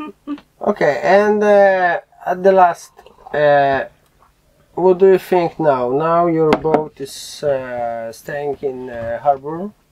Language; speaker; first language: English; non-native, learner; Polish